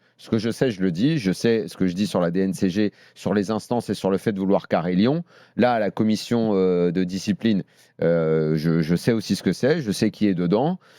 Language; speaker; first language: French; native; French